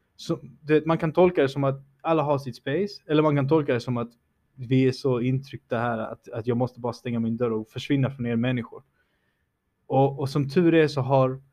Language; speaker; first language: Swedish; early bilingual, other home language; Spanish